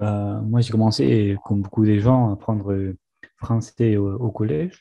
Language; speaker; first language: French; non-native, fluent; Spanish